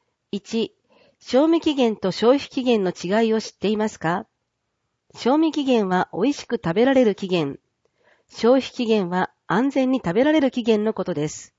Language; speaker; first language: Japanese; native; Japanese